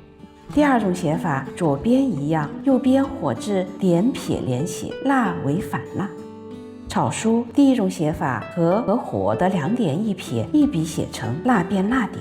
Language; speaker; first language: Chinese; native; Chinese